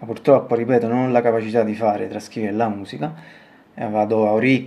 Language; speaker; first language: Italian; native; Italian